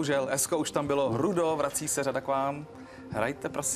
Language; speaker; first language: Czech; native; Czech